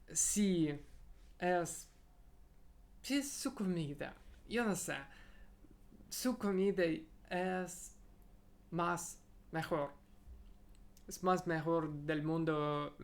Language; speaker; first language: Spanish; non-native, learner; Russian